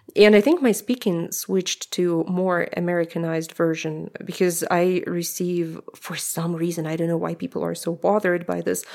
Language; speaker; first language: English; non-native, fluent; Russian